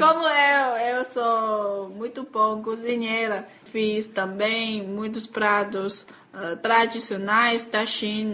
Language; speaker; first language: Portuguese; non-native, learner; Chinese